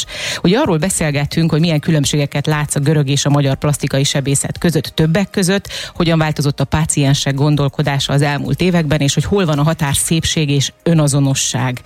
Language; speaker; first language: Hungarian; native; Hungarian